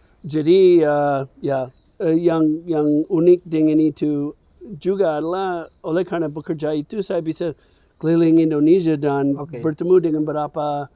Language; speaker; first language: Indonesian; non-native, fluent; English